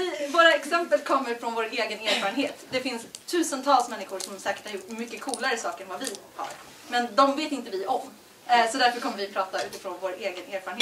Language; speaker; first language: Swedish; native; Swedish